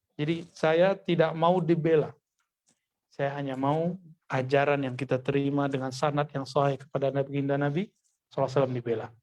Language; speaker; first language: Indonesian; non-native, local second language; Minangkabau